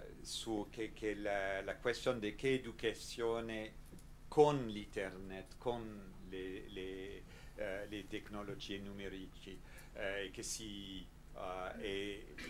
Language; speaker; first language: Italian; non-native, learner; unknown